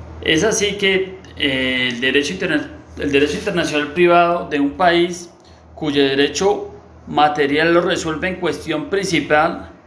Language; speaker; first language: Spanish; native; Spanish